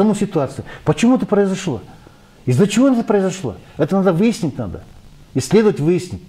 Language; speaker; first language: Russian; non-native, local second language; Kyrgyz